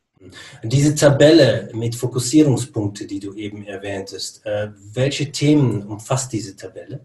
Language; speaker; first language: German; native; German